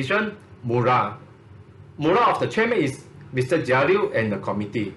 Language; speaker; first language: English; non-native, learner; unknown